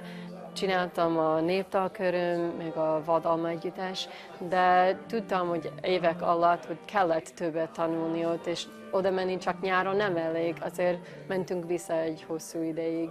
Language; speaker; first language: Hungarian; non-native, fluent; English